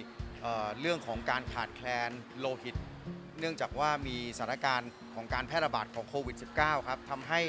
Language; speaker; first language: Thai; native; Thai